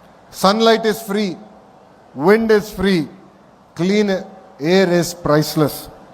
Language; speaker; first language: English; non-native, local second language; Telugu